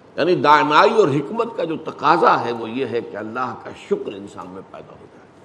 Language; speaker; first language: Urdu; native; Urdu